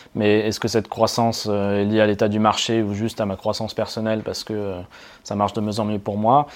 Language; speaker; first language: French; native; French